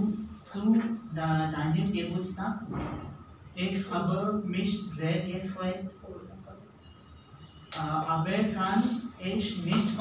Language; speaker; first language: German; non-native, learner; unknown